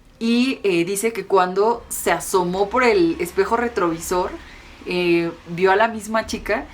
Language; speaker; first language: Spanish; native; Spanish